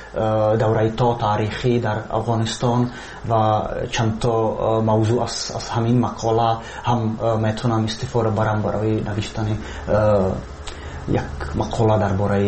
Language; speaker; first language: Persian; non-native, fluent; Czech